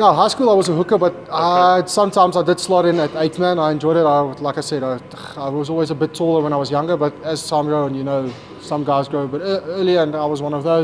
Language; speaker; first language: English; non-native, local second language; Afrikaans